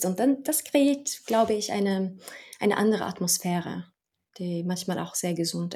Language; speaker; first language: German; non-native, fluent; Norwegian